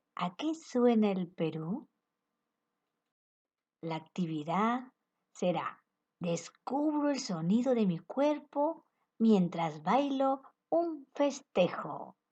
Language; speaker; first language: Spanish; native; Spanish